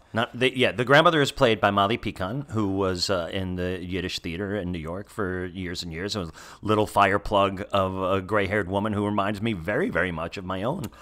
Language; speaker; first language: English; native; English